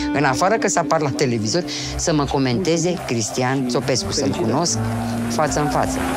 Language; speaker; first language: Romanian; native; Romanian